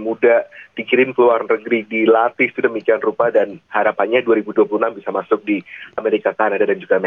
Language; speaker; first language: Indonesian; native; Indonesian